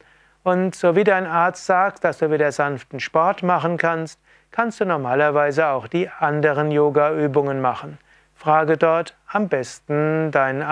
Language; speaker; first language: German; non-native, fluent; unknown